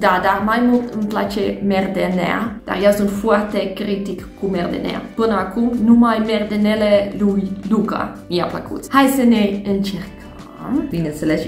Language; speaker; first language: Romanian; non-native, learner; Dutch